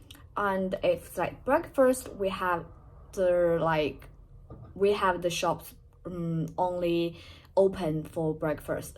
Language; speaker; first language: English; non-native, fluent; Chinese